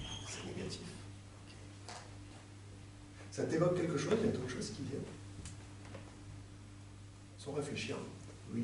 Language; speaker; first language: French; native; French